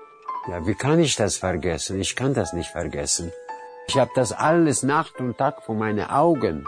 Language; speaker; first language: German; non-native, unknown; Russian